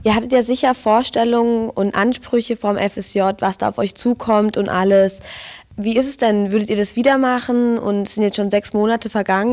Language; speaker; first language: German; native; German